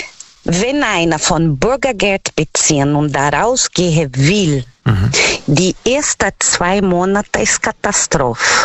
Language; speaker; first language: German; non-native, fluent; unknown